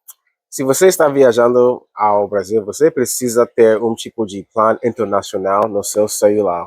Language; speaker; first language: Portuguese; non-native, learner; English